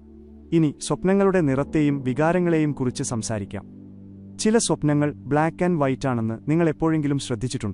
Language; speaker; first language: Malayalam; native; Malayalam